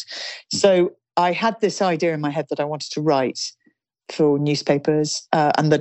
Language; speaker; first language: English; native; English